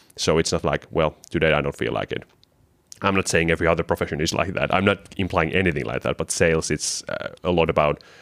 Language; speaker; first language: English; non-native, fluent; Finnish